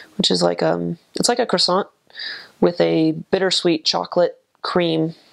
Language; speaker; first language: English; native; English